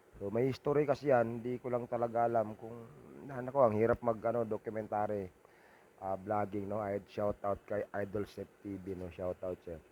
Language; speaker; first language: Filipino; non-native, local second language; Cebuano